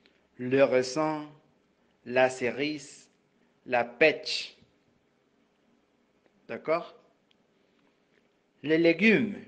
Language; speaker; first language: French; non-native, fluent; Spanish